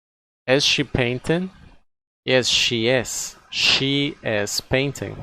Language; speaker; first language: English; non-native, fluent; Spanish